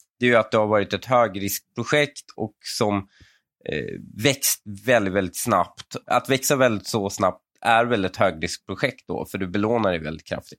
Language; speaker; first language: Swedish; early bilingual, other home language; Persian